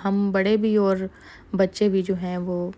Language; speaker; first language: Urdu; native; Urdu